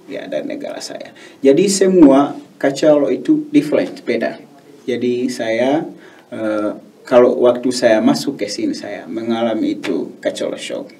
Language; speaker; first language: Indonesian; non-native, learner; Swahili